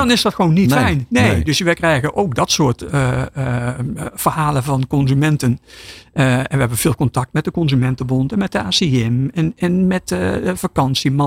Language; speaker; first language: Dutch; native; Dutch